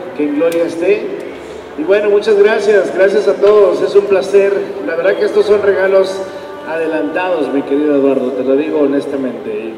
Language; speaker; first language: Spanish; native; Spanish